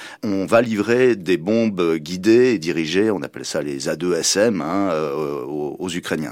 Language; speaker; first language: French; native; French